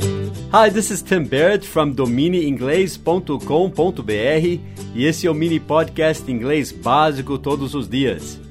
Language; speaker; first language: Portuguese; non-native, fluent; English